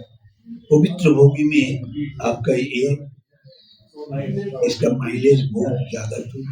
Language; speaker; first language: Hindi; non-native, local second language; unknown